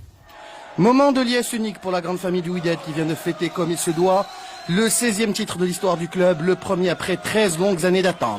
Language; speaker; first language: French; non-native, local second language; Arabic